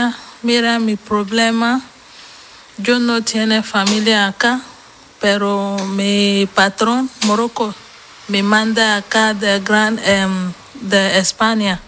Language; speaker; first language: Spanish; non-native, learner; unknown